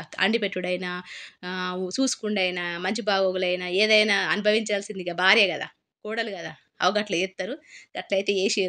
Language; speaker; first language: Telugu; native; Telugu